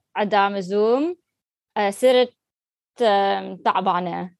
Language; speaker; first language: Arabic; non-native, learner; English